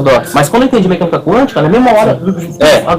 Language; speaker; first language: Portuguese; native; Portuguese